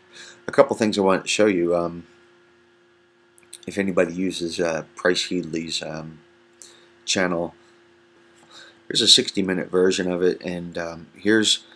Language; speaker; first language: English; native; English